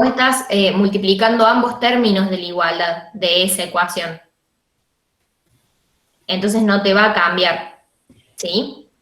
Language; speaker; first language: Spanish; native; Spanish